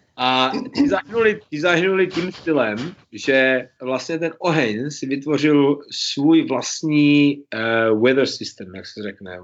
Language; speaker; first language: Czech; early bilingual, heritage; Czech